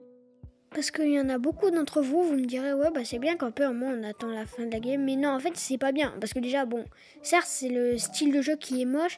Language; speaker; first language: French; native; French